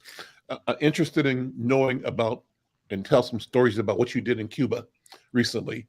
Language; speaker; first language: English; native; English